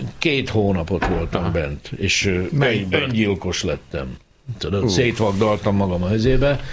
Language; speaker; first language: Hungarian; native; Hungarian